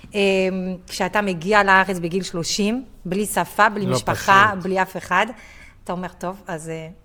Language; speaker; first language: Hebrew; non-native, fluent; French